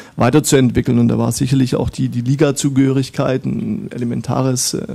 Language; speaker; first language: German; native; German